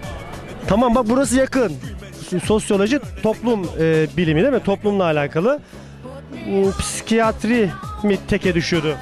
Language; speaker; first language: Turkish; native; Turkish